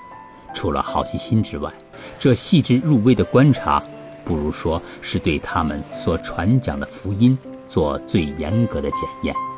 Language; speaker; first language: Chinese; native; Chinese